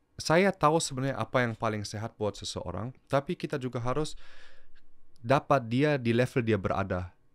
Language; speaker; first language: Indonesian; early bilingual, heritage; German